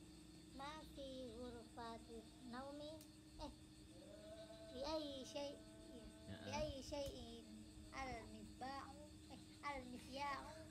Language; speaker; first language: Arabic; non-native, learner; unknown